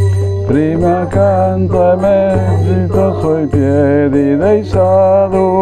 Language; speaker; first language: Italian; non-native, learner; Spanish